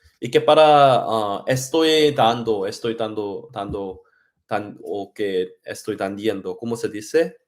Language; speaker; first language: Spanish; non-native, learner; Korean